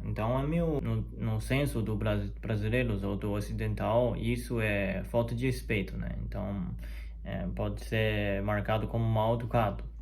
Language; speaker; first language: Portuguese; non-native, fluent; Chinese